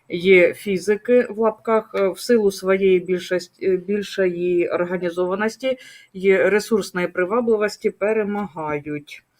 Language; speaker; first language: Ukrainian; native; Ukrainian